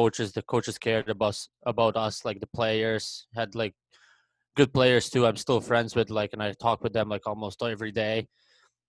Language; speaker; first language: English; non-native, fluent; Latvian